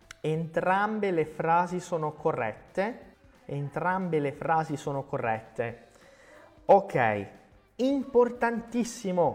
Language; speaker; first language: Italian; non-native, fluent; Portuguese